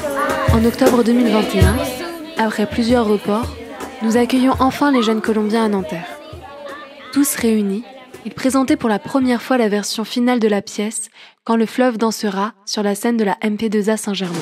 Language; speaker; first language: French; native; French